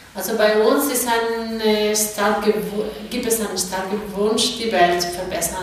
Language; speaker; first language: German; non-native, fluent; Spanish